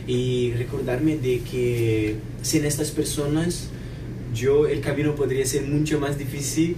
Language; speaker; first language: Spanish; non-native, fluent; Portuguese